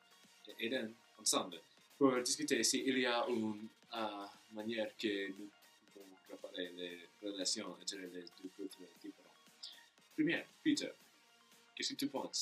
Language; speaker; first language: French; non-native, learner; English